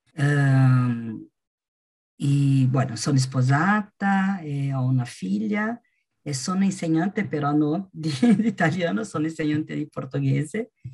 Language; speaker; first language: Italian; non-native, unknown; Portuguese